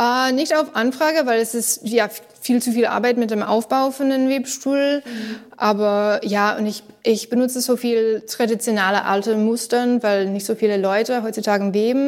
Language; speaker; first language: German; non-native, learner; English